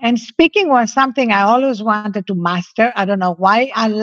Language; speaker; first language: English; non-native, fluent; Greek